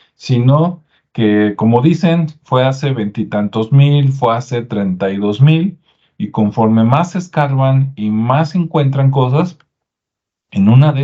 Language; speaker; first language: Spanish; native; Spanish